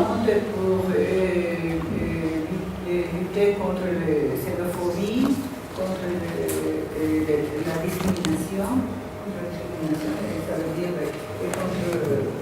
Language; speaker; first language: French; non-native, fluent; Spanish